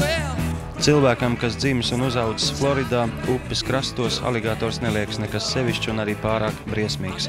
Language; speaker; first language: Latvian; native; Latvian